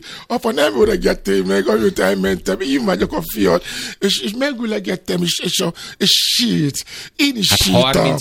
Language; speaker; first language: Hungarian; non-native, fluent; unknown